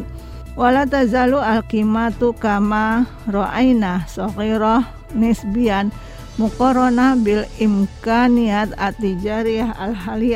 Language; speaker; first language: Arabic; non-native, fluent; Indonesian